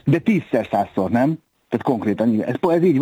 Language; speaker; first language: Hungarian; native; Hungarian